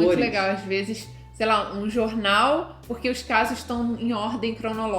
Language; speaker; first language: Portuguese; native; Portuguese